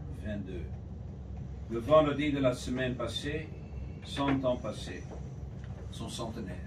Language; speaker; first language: French; non-native, learner; Dutch